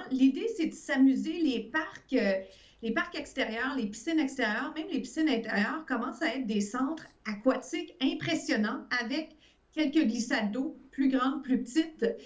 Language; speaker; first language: French; early bilingual, other home language; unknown